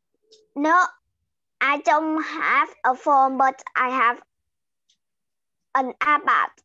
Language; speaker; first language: English; non-native, learner; Vietnamese